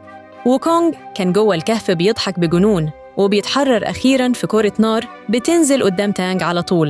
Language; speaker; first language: Arabic; native; Arabic